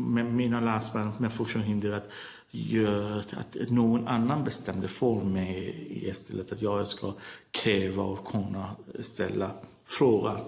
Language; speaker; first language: Swedish; non-native, learner; Persian